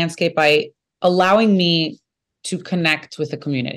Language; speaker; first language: English; native; English